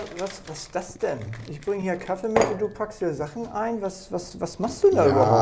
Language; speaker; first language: German; native; German